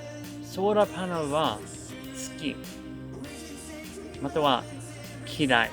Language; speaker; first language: Japanese; non-native, learner; English